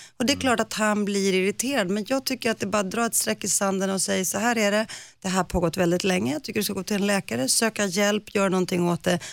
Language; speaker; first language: Swedish; early bilingual, other home language; Greek